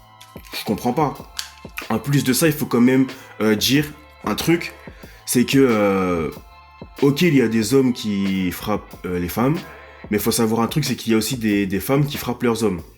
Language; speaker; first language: French; native; French